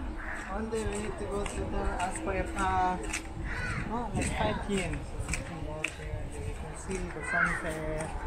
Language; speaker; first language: English; non-native, learner; Korean